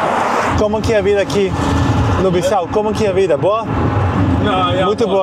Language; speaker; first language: Portuguese; non-native, learner; Bosnian